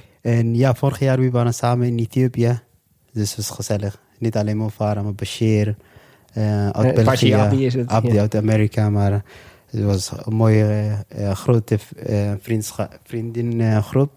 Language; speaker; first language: Dutch; non-native, local second language; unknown